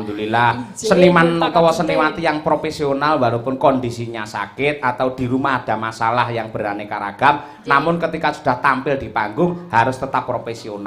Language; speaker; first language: Indonesian; non-native, local second language; Javanese